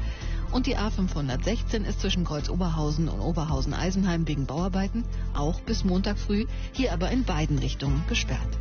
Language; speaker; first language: German; native; German